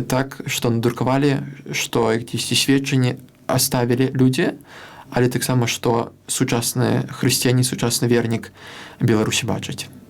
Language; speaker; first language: Belarusian; non-native, local second language; Russian